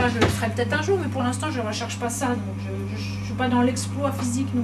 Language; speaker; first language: French; native; French